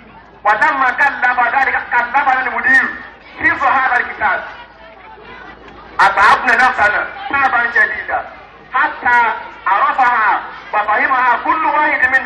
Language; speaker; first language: Arabic; non-native, learner; Yoruba